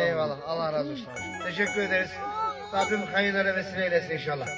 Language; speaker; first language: Turkish; native; Turkish